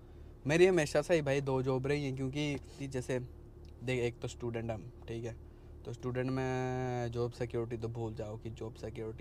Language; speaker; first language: Hindi; native; Hindi